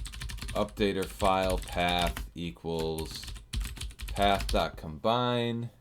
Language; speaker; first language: English; native; English